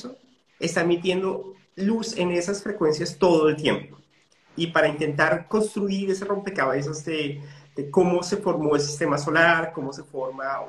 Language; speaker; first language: Spanish; native; Spanish